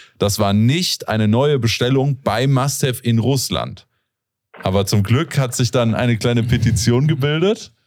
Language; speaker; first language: German; native; German